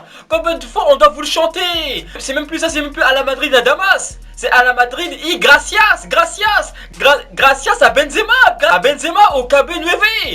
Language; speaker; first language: French; native; French